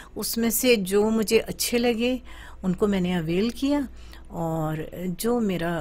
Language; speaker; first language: Urdu; native; Urdu